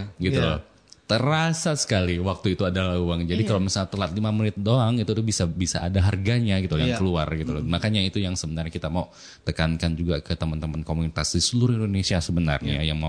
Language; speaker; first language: Indonesian; native; Indonesian